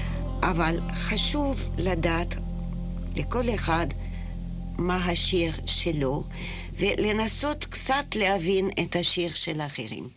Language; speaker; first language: Hebrew; non-native, fluent; French